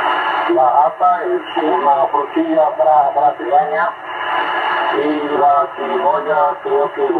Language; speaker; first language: Spanish; non-native, learner; Portuguese